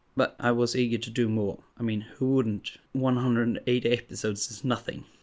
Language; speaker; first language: English; non-native, fluent; Swedish